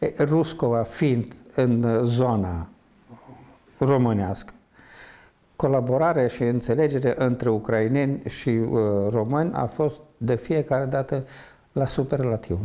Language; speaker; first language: Romanian; non-native, local second language; Ukrainian